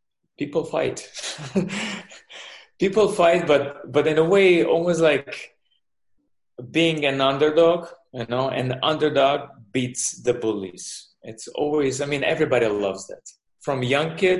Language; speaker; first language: English; non-native, fluent; Russian